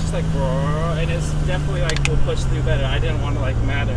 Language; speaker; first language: English; native; English